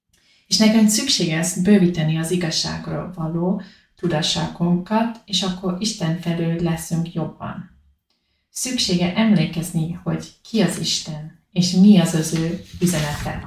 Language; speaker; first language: Hungarian; non-native, learner; English